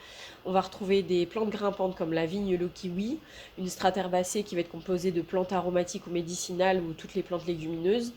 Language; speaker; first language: French; non-native, fluent; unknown